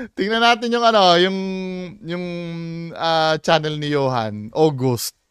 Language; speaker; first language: Filipino; native; Filipino